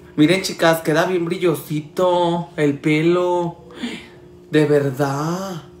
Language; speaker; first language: Spanish; native; Spanish